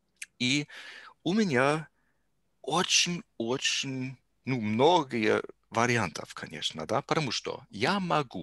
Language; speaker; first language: Russian; non-native, learner; German